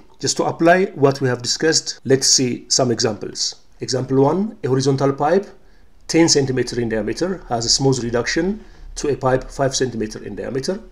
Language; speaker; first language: English; non-native, local second language; Amharic